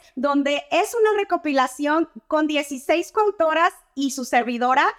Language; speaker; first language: Spanish; native; Spanish